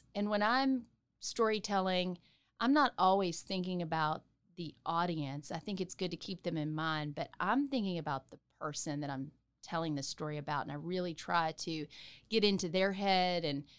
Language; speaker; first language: English; native; English